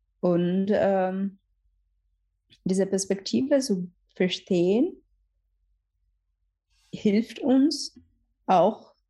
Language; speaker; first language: German; non-native, learner; Portuguese